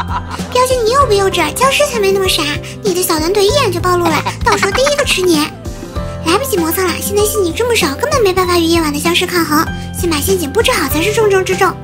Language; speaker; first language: Chinese; native; Chinese